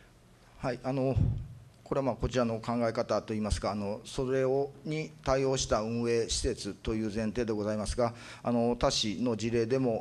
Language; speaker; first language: Japanese; native; Japanese